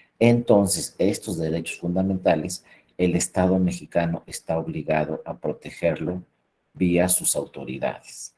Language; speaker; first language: Spanish; native; Spanish